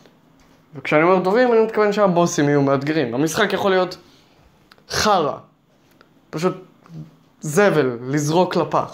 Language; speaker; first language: Hebrew; native; Hebrew